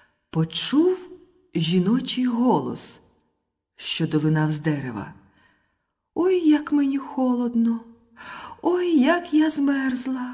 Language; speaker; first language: Ukrainian; native; Ukrainian